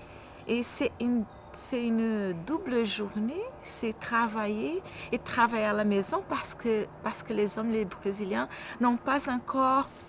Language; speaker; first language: French; non-native, fluent; Portuguese